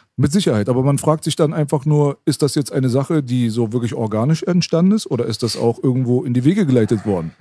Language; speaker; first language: German; early bilingual, other home language; Persian